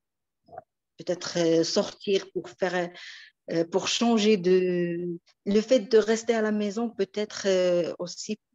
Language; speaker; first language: French; non-native, local second language; Arabic